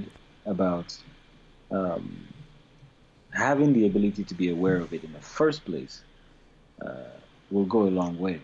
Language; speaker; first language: English; non-native, local second language; Yoruba